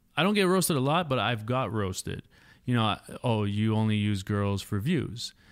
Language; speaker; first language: English; native; English